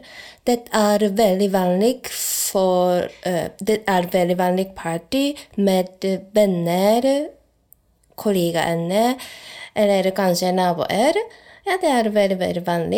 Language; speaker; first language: Norwegian; non-native, learner; Japanese